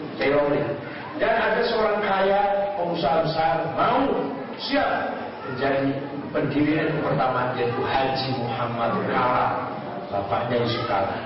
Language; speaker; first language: Indonesian; non-native, local second language; Javanese